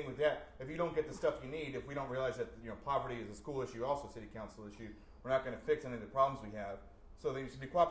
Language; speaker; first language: English; native; English